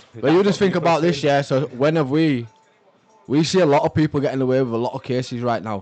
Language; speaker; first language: English; native; English